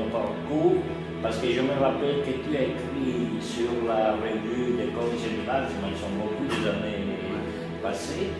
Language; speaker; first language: French; non-native, fluent; Italian